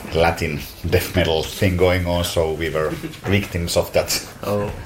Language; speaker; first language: English; non-native, fluent; Finnish